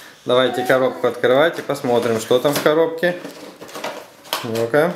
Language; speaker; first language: Russian; native; Russian